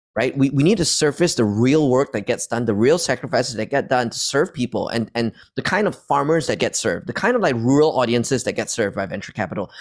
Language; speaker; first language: English; non-native, local second language; Chinese